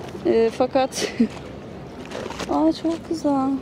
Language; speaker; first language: Turkish; native; Turkish